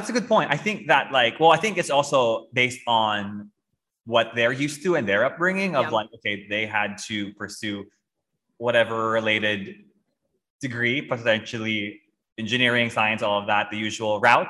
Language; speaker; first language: English; non-native, local second language; Filipino